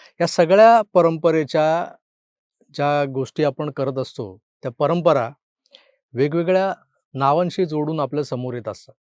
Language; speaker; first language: Marathi; native; Marathi